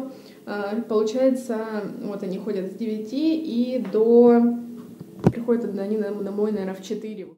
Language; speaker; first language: Russian; native; Russian